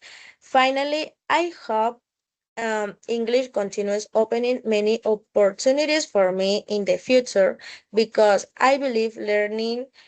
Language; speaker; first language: English; non-native, fluent; Spanish